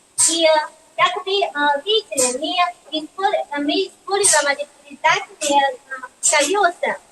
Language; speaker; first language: Russian; non-native, learner; Chinese